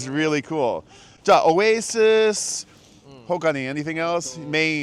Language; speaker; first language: Japanese; non-native, learner; English